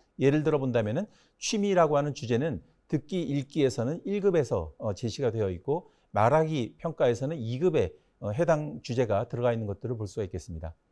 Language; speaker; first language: Korean; native; Korean